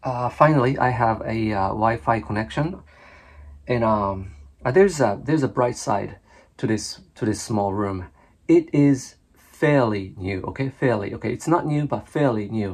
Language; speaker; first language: English; non-native, fluent; Japanese